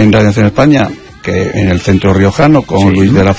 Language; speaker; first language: Spanish; native; Spanish